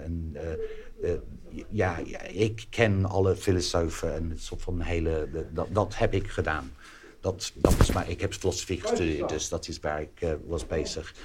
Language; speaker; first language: Dutch; non-native, fluent; English